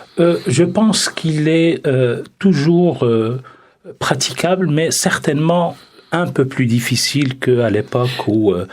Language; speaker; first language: French; non-native, local second language; Arabic